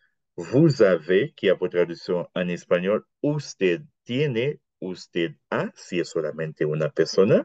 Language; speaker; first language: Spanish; non-native, fluent; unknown